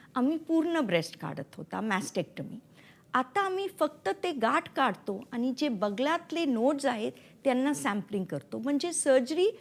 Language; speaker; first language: Marathi; non-native, local second language; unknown